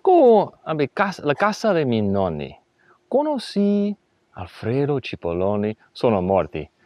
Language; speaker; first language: Italian; non-native, learner; English